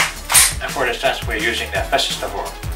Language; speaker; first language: English; non-native, fluent; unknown